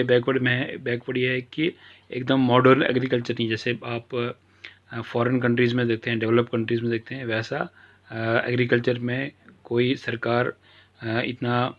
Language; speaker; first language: Hindi; non-native, local second language; Kashmiri